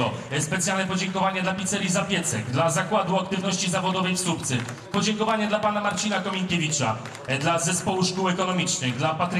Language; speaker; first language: Polish; native; Polish